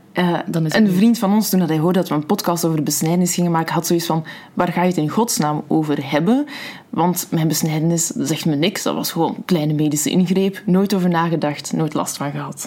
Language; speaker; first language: Dutch; native; Dutch